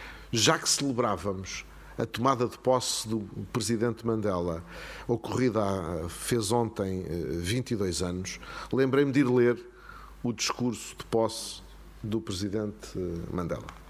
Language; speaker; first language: Portuguese; native; Portuguese